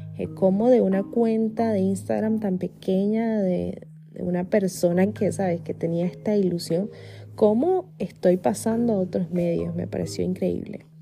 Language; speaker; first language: Spanish; native; Spanish